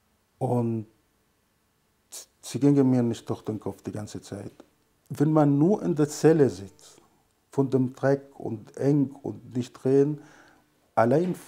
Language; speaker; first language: German; non-native, fluent; Arabic